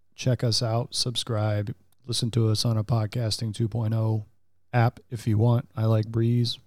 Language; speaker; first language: English; native; English